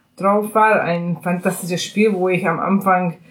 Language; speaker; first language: German; non-native, fluent; Hungarian